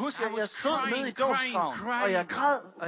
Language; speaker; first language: Danish; native; Danish